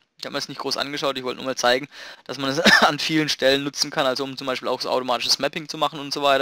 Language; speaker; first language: German; native; German